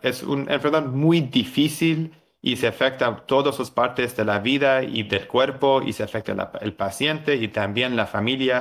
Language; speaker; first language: Spanish; non-native, fluent; English